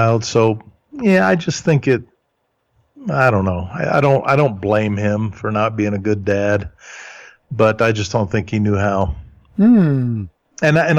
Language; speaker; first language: English; early bilingual, other home language; German